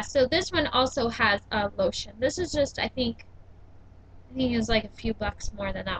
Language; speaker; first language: English; native; English